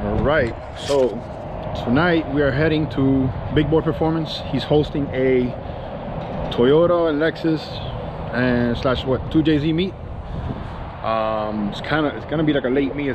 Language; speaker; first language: English; native; English